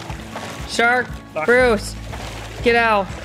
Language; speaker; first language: English; native; English